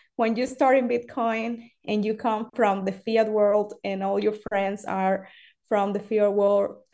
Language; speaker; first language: English; non-native, fluent; Spanish